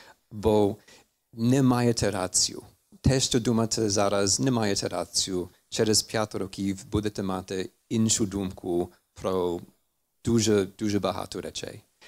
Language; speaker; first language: Ukrainian; non-native, fluent; English